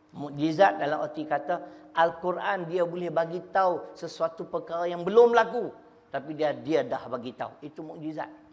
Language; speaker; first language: Malay; native; Malay